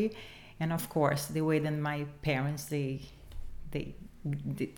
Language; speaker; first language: English; non-native, fluent; Portuguese